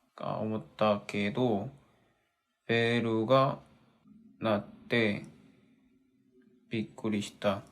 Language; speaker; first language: Japanese; non-native, learner; Korean